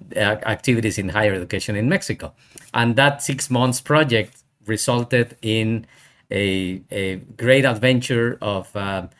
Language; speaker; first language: English; non-native, fluent; Spanish